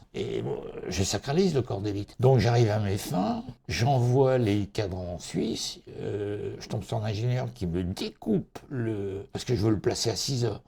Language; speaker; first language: French; native; French